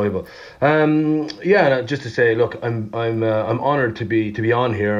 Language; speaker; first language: English; native; English